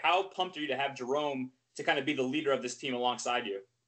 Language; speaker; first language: English; native; English